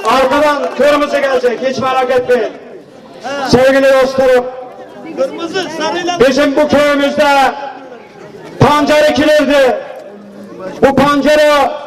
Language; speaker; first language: Turkish; native; Turkish